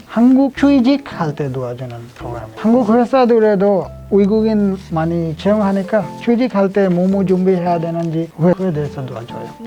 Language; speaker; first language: Korean; non-native, fluent; Bangla